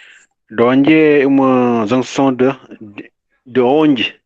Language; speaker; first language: Portuguese; non-native, learner; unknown